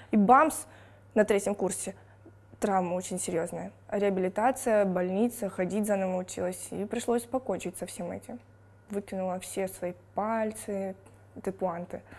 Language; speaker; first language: Russian; native; Russian